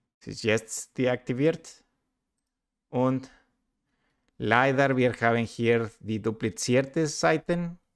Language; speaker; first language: German; non-native, learner; Spanish